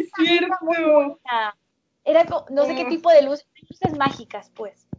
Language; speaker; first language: Spanish; native; Spanish